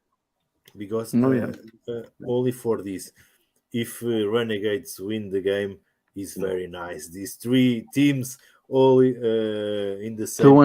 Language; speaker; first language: English; non-native, learner; Portuguese